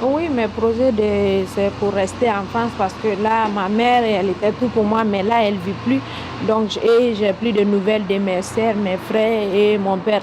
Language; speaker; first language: French; non-native, local second language; Mandingo